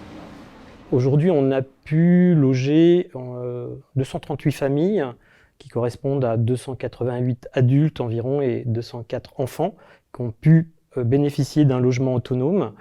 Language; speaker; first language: French; native; French